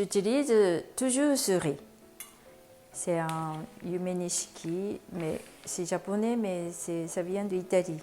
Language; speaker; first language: French; non-native, learner; Japanese